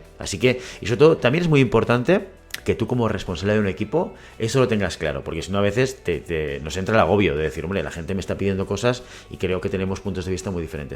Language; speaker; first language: Spanish; native; Spanish